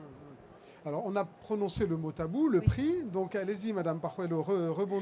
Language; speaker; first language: French; native; French